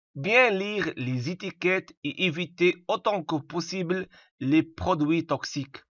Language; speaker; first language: French; non-native, local second language; Arabic